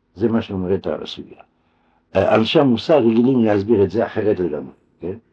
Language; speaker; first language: Hebrew; non-native, fluent; French